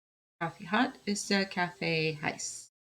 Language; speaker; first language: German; non-native, learner; English